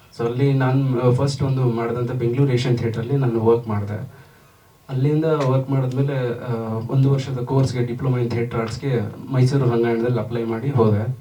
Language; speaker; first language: Kannada; native; Kannada